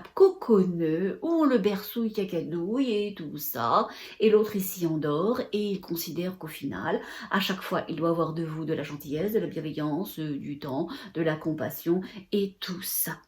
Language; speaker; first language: French; native; French